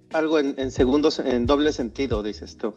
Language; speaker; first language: Spanish; non-native, fluent; English